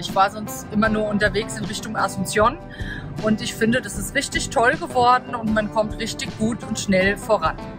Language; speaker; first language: German; native; German